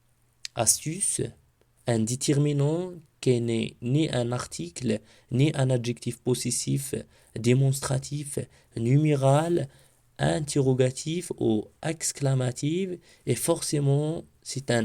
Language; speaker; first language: French; non-native, local second language; Arabic